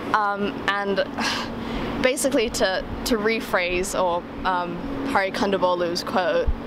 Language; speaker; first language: English; native; English